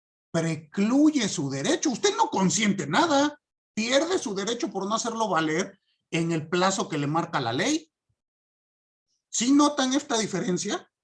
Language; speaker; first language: Spanish; native; Spanish